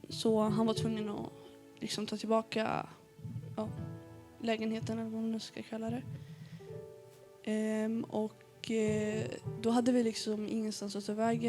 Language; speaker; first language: Swedish; early bilingual, other home language; Arabic